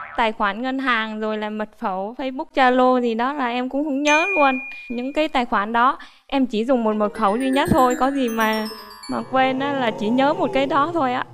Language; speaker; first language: Vietnamese; native; Vietnamese